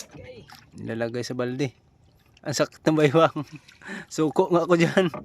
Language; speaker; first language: Filipino; native; Filipino